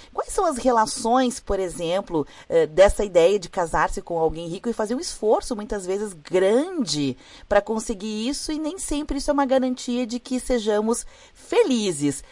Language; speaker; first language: Portuguese; native; Portuguese